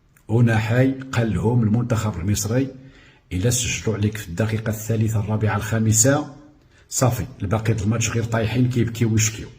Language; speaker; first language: Arabic; native; Arabic